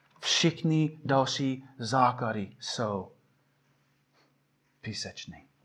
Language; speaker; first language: Czech; non-native, fluent; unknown